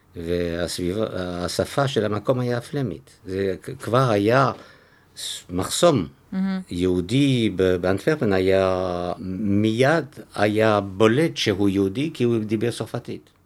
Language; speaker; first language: Hebrew; non-native, fluent; French